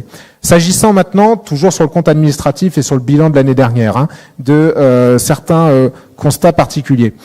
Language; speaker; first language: French; native; French